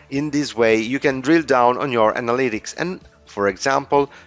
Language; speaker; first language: English; non-native, fluent; Italian